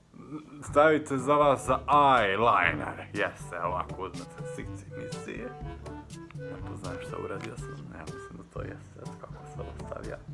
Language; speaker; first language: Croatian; non-native, local second language; Hungarian